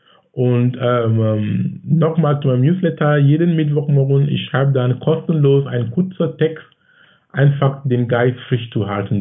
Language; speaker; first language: German; non-native, fluent; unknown